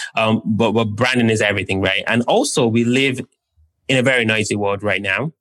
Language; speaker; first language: English; non-native, local second language; Yoruba